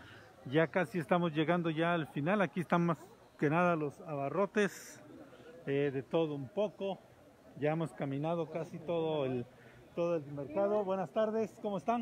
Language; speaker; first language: Spanish; native; Spanish